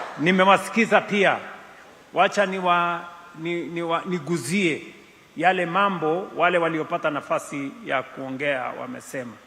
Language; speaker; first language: Swahili; non-native, local second language; Kalenjin